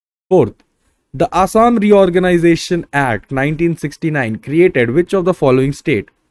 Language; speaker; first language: English; non-native, local second language; Bangla